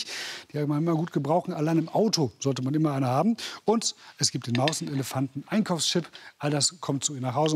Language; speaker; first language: German; native; German